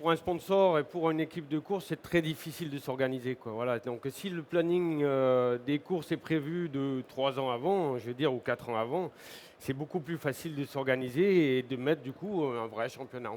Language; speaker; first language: French; native; French